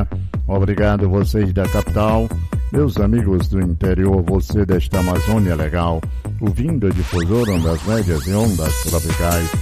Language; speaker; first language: Portuguese; native; Portuguese